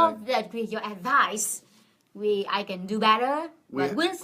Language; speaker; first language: English; non-native, fluent; Vietnamese